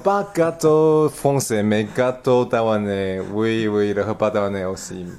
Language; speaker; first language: French; non-native, learner; Chinese